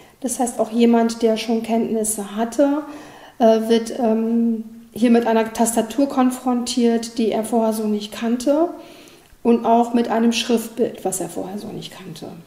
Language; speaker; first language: German; native; German